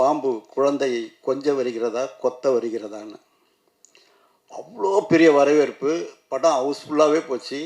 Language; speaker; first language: Tamil; native; Tamil